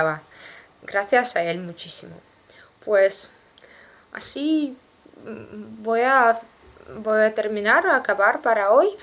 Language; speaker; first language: Spanish; non-native, learner; Russian